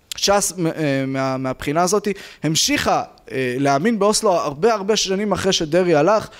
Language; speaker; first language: Hebrew; native; Hebrew